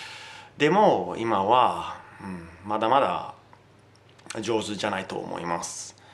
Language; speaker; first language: Japanese; non-native, learner; Italian